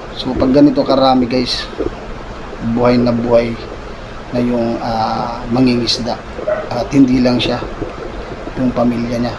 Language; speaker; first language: Filipino; non-native, local second language; Waray